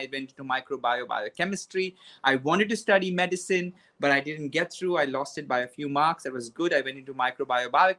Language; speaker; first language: English; non-native, local second language; Konkani